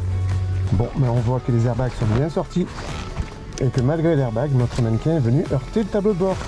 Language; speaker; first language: French; native; French